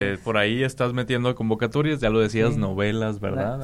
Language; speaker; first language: Spanish; native; Spanish